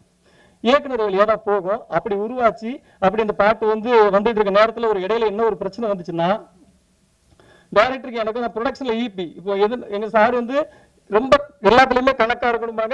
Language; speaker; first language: Tamil; native; Tamil